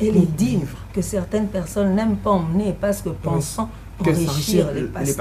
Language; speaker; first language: French; non-native, local second language; Lingala